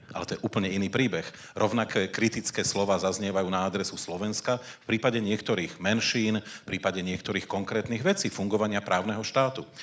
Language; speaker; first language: Slovak; native; Slovak